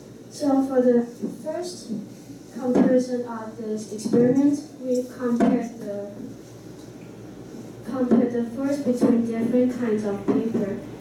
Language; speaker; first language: English; non-native, learner; Chinese